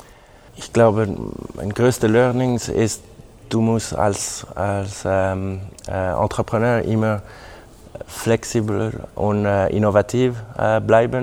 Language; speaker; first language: German; non-native, local second language; French